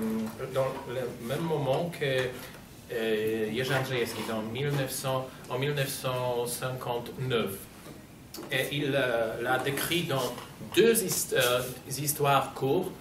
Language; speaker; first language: French; non-native, fluent; Polish